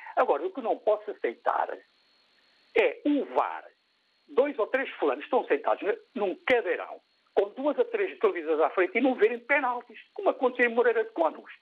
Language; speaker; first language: Portuguese; native; Portuguese